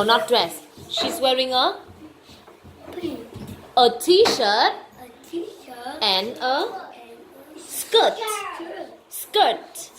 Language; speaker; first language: English; non-native, fluent; Vietnamese